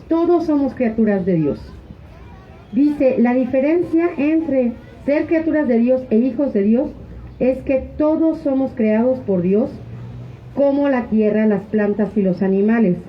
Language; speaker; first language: Spanish; native; Spanish